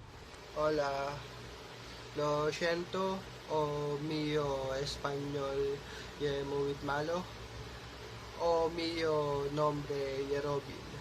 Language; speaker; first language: Spanish; non-native, learner; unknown